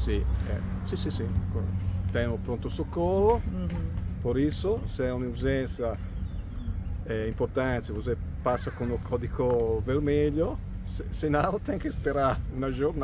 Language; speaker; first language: Portuguese; non-native, fluent; Italian